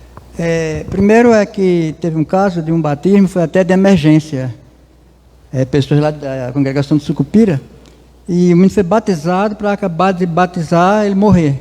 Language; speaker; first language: Portuguese; native; Portuguese